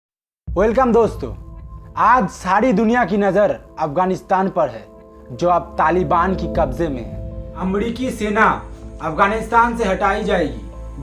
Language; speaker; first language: Hindi; non-native, local second language; Bangla